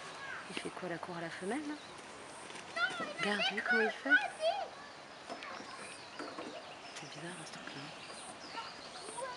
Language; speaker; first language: French; native; French